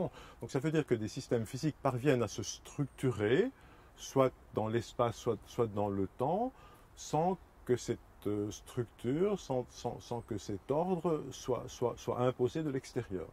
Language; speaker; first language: French; native; French